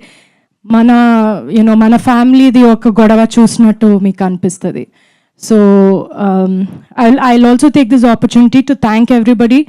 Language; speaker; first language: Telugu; non-native, fluent; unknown